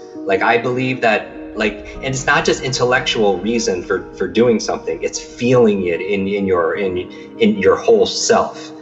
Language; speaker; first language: English; native; English